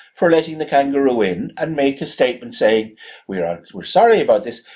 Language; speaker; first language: English; native; English